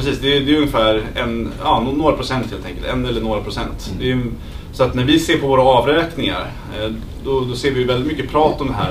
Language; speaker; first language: Swedish; native; Swedish